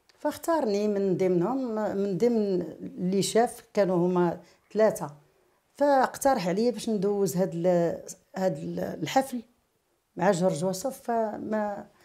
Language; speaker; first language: Arabic; native; Arabic